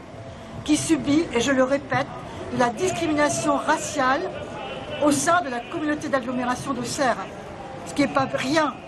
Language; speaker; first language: French; native; French